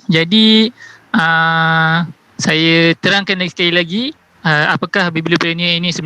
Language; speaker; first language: Malay; native; Malay